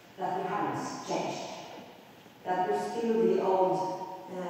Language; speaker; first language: English; non-native, fluent; Norwegian